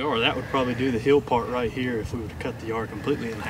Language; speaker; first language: English; native; English